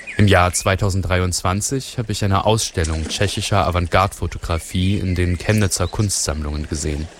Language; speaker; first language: German; native; German